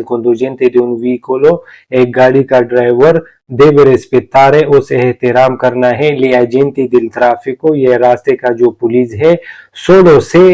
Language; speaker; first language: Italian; non-native, learner; Urdu